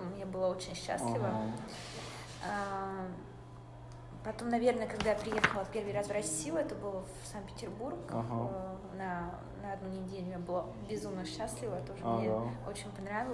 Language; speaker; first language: Russian; native; Russian